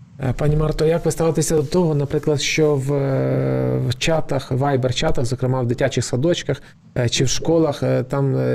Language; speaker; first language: Ukrainian; native; Ukrainian